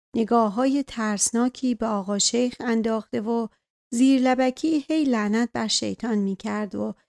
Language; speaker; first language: Persian; native; Persian